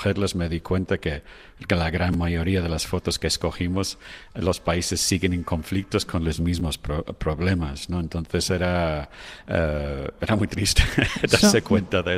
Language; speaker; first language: Spanish; non-native, fluent; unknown